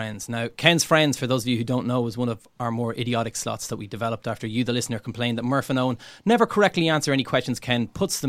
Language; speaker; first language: English; native; English